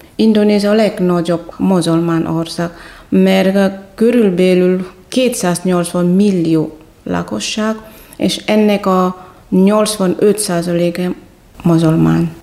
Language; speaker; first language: Hungarian; non-native, fluent; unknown